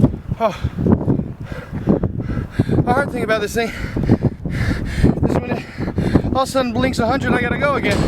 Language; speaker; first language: English; native; English